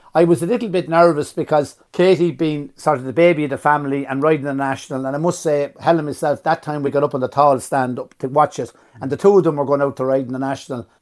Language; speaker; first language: English; native; English